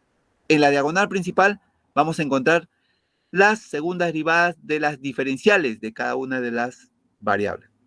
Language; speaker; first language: Spanish; native; Spanish